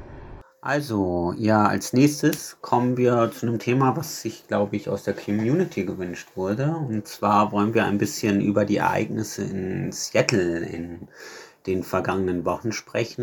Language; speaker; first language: German; native; German